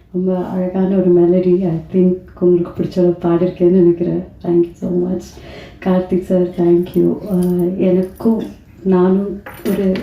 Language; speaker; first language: Tamil; native; Tamil